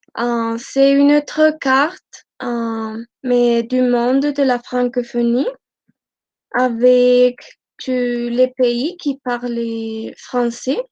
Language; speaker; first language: French; non-native, learner; Spanish